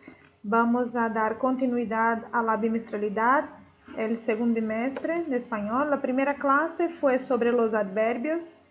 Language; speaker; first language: Spanish; non-native, fluent; Portuguese